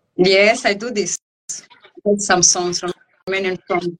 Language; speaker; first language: English; non-native, learner; Romanian